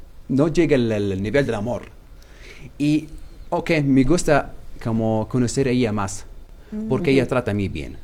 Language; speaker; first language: Spanish; non-native, learner; Arabic